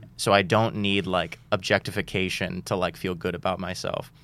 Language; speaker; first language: English; native; English